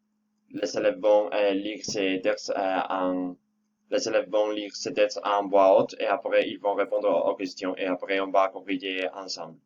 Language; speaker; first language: French; non-native, fluent; Spanish